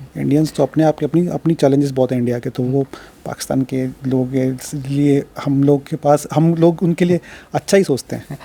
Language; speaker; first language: Hindi; native; Hindi